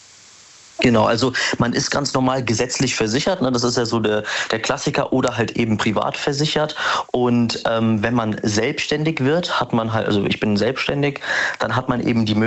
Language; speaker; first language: German; native; German